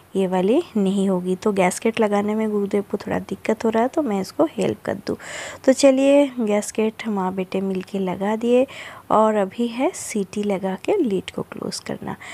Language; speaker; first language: Hindi; non-native, local second language; Bangla